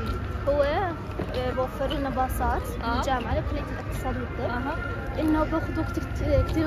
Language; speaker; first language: Arabic; native; Arabic